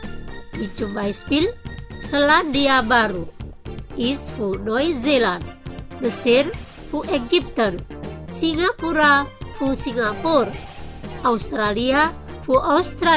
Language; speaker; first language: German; non-native, fluent; Indonesian